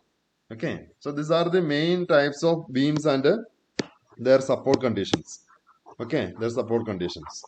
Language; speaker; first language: English; non-native, local second language; Malayalam